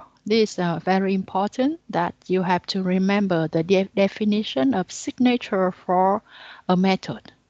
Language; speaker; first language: English; non-native, learner; Vietnamese